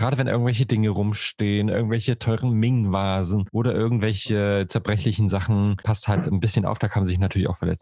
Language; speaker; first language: German; native; German